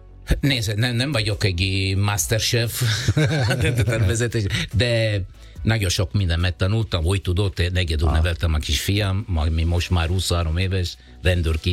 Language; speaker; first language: Hungarian; non-native, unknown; Italian